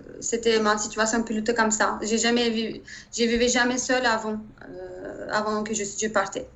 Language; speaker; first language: French; non-native, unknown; Turkish